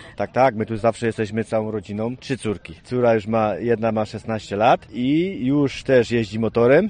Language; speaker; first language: Polish; native; Polish